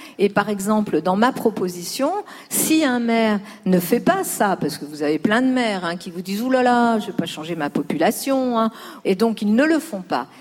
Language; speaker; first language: French; early bilingual, other home language; Spanish